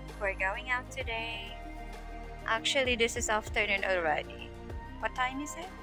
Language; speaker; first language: English; non-native, local second language; Filipino